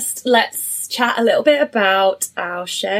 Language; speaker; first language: English; native; English